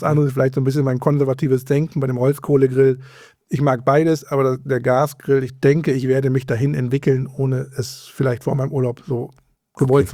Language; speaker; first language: German; native; German